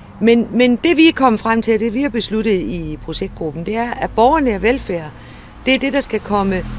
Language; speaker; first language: Danish; native; Danish